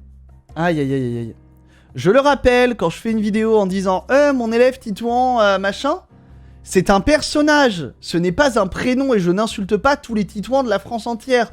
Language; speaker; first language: French; native; French